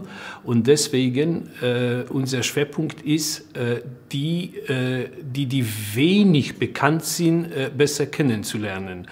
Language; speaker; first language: German; non-native, local second language; Polish